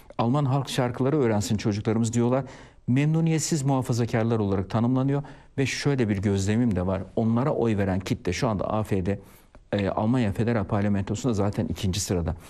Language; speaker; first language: Turkish; early bilingual, heritage; Turkish